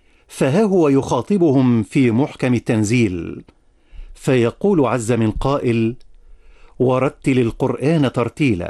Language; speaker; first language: Arabic; native; Arabic